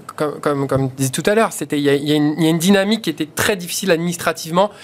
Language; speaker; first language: French; native; French